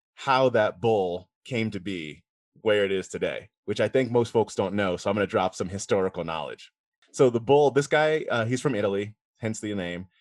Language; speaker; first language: English; native; English